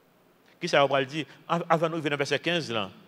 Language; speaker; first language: French; non-native, local second language; Haitian Creole